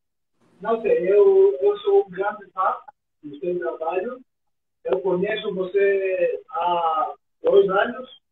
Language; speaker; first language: Portuguese; non-native, learner; Greek